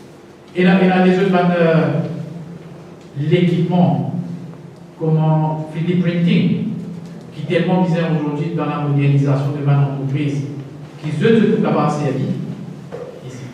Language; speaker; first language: French; non-native, local second language; Morisyen